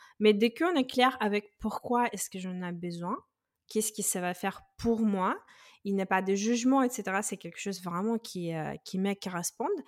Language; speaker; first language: French; non-native, fluent; Russian